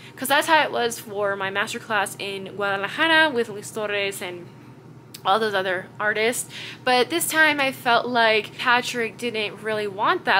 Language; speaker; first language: English; early bilingual, other home language; Spanish